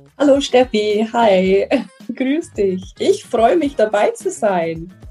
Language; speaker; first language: German; non-native, fluent; English